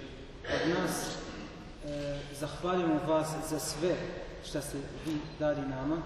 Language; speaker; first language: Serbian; non-native, learner; Arabic